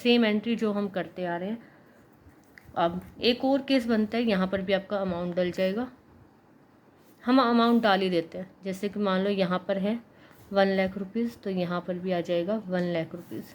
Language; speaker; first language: Hindi; native; Hindi